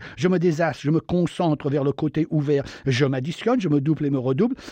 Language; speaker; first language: French; native; French